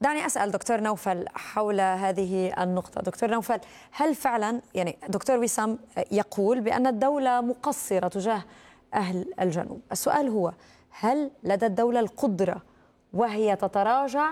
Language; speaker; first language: Arabic; native; Arabic